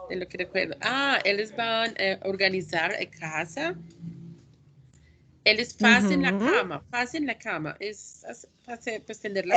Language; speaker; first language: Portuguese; non-native, learner; Spanish